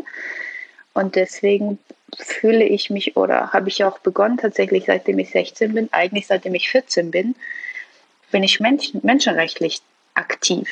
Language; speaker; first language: German; early bilingual, other home language; Persian